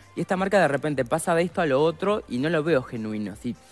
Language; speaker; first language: Spanish; native; Spanish